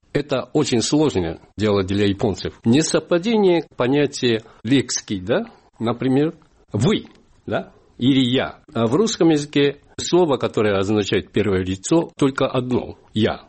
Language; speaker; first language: Russian; non-native, fluent; Japanese